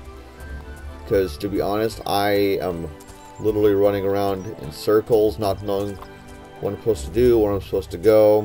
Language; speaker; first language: English; native; English